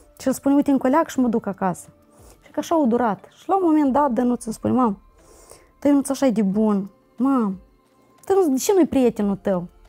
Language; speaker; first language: Romanian; native; Romanian